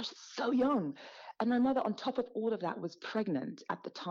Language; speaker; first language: English; native; English